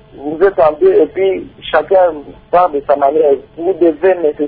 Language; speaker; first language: French; non-native, local second language; Swahili